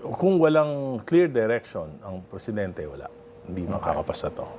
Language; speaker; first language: Filipino; native; Filipino